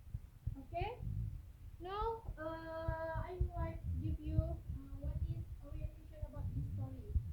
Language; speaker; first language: English; non-native, learner; Indonesian